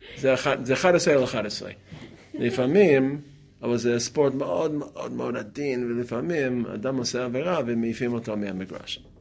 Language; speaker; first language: Hebrew; non-native, fluent; English